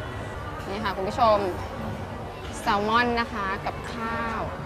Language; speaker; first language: Thai; native; Thai